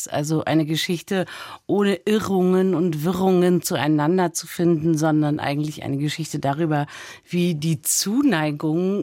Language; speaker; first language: German; native; German